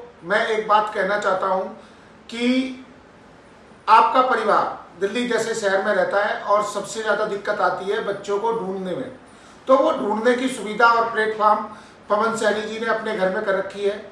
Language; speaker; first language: Hindi; native; Hindi